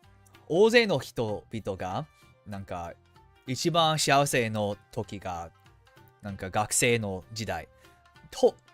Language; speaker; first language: Japanese; non-native, fluent; English